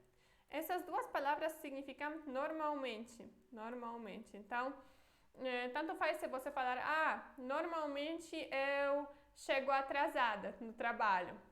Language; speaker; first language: Portuguese; non-native, fluent; Polish